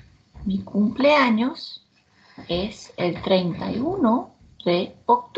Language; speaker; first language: Spanish; non-native, learner; English